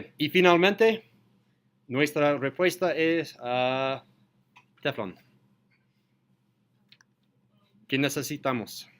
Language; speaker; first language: Spanish; non-native, learner; English